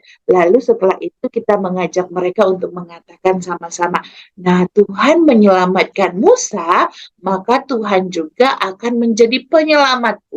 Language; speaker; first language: Indonesian; native; Indonesian